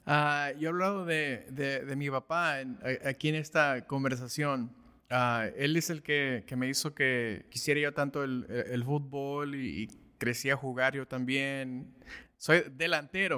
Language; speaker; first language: Spanish; early bilingual, heritage; Spanish